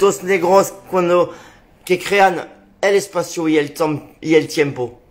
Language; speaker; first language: Spanish; non-native, learner; French